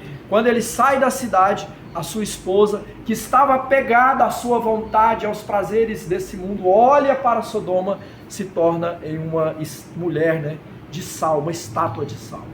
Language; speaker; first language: Portuguese; native; Portuguese